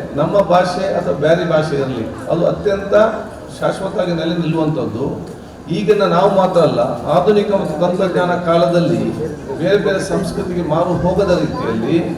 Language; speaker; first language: Kannada; non-native, local second language; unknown